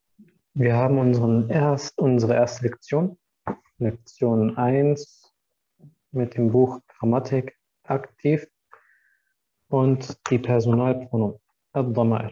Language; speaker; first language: German; non-native, fluent; Arabic